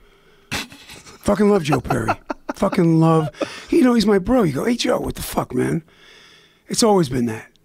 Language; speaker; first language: English; native; English